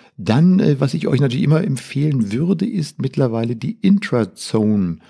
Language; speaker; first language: German; native; German